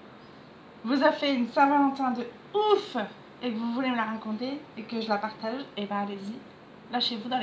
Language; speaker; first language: French; native; French